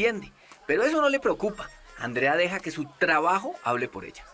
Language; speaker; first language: Spanish; native; Spanish